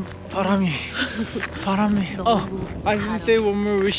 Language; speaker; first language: English; native; English